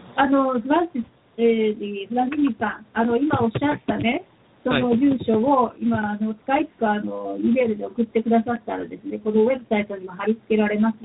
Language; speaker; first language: Japanese; native; Japanese